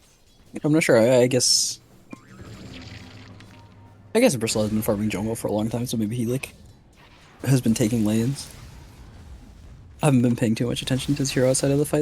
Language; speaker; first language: English; native; English